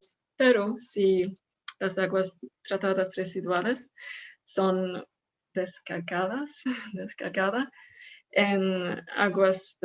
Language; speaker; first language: Spanish; non-native, fluent; Swedish